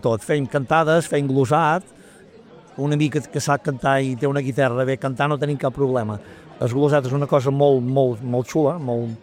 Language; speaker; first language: Catalan; native; Catalan